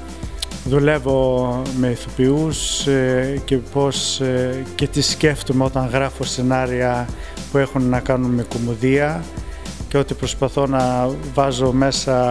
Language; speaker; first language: Greek; early bilingual, heritage; Greek